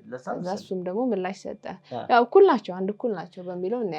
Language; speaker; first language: Amharic; native; Amharic